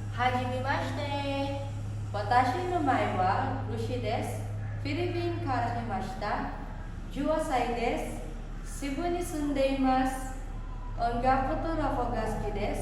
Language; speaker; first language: Japanese; non-native, learner; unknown